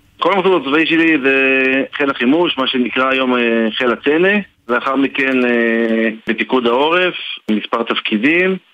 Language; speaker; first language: Hebrew; native; Hebrew